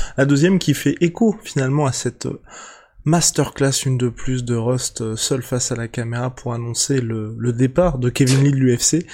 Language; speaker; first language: French; native; French